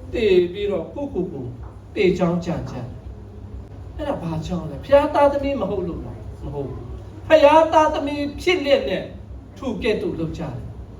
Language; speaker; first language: Burmese; non-native, local second language; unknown